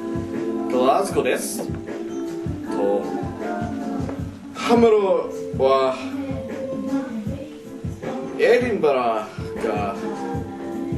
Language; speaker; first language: Japanese; non-native, learner; English